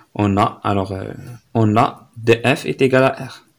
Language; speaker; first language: French; non-native, local second language; Arabic